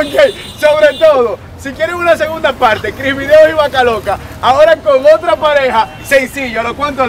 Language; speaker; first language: Spanish; native; Spanish